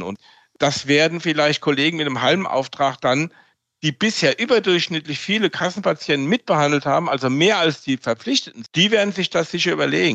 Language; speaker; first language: German; native; German